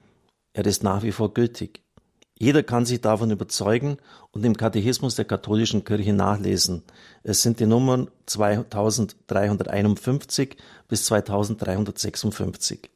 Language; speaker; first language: German; native; German